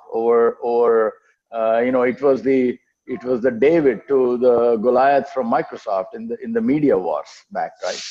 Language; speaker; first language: English; non-native, local second language; Telugu